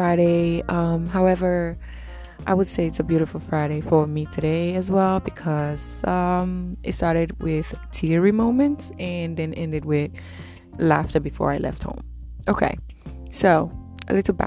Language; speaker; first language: English; non-native, local second language; Yoruba